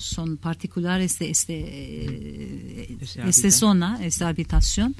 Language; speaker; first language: Spanish; non-native, learner; Kurdish